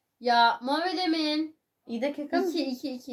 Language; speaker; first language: Turkish; native; Turkish